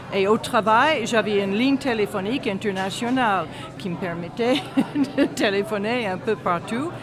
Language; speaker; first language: French; non-native, fluent; English